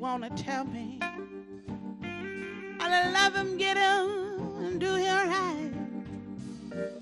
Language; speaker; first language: English; native; English